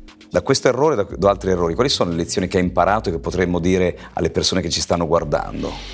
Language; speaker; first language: Italian; native; Italian